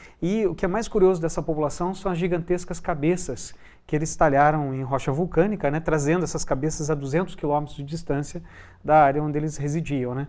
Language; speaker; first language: Portuguese; native; Portuguese